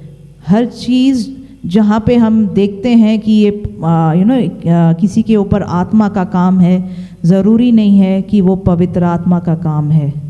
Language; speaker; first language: Hindi; native; Hindi